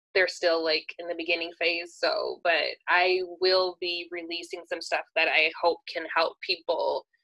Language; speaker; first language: English; native; English